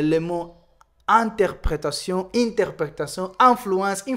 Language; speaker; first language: French; non-native, fluent; Portuguese